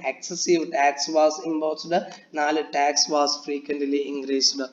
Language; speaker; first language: English; non-native, local second language; Malayalam